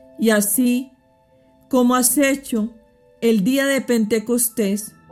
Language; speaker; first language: Spanish; native; Spanish